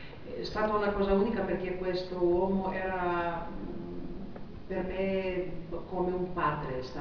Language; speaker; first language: Italian; non-native, fluent; Greek